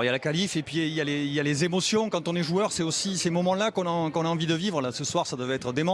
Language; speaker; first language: French; native; French